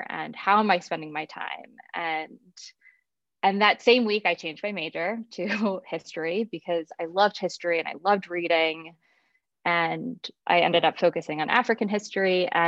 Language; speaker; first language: English; native; English